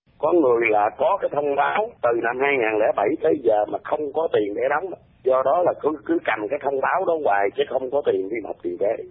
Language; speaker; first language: Vietnamese; early bilingual, heritage; Vietnamese